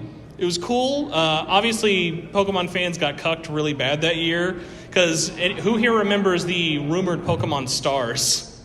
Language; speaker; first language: English; native; English